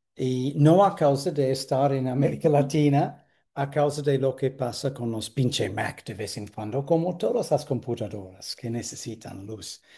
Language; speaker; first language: Spanish; non-native, fluent; English